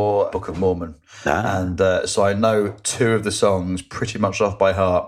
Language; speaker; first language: English; native; English